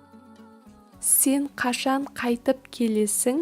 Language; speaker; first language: Kazakh; native; Kazakh